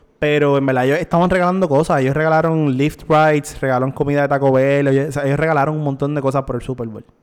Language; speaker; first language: Spanish; native; Spanish